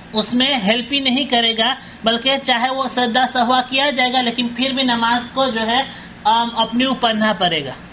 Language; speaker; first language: Urdu; non-native, fluent; Caribbean Hindustani